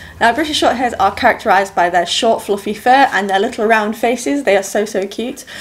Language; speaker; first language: English; native; English